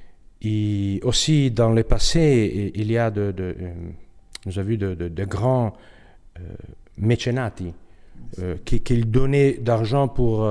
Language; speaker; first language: French; non-native, learner; Italian